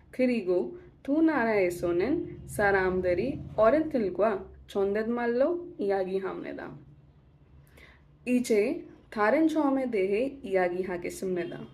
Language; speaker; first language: Korean; non-native, learner; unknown